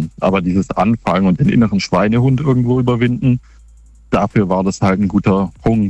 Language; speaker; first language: German; native; German